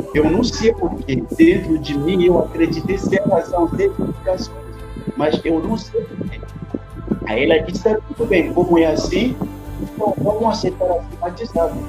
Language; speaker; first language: Portuguese; non-native, learner; French